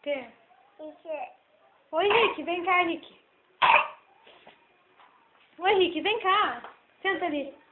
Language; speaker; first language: Portuguese; native; Portuguese